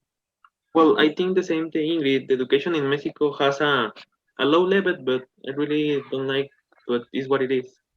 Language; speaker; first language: English; non-native, learner; Spanish